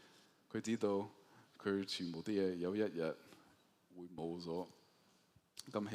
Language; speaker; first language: Cantonese; early bilingual, heritage; Cantonese